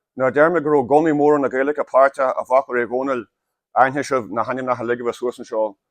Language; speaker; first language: Irish; native; Irish